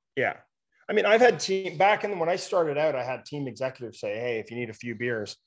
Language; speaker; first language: English; native; English